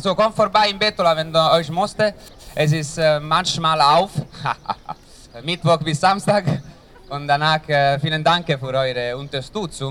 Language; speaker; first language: German; non-native, learner; Italian